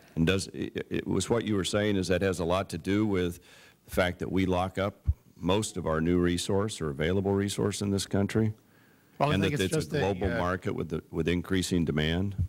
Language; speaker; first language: English; native; English